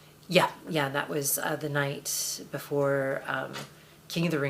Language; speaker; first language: English; native; English